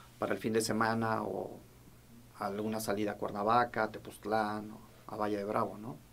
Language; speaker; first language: Spanish; native; Spanish